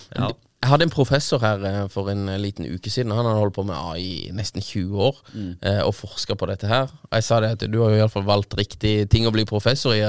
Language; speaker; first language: Norwegian; native; Norwegian